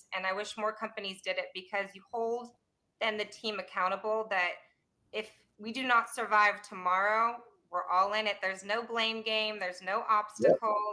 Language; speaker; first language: English; native; English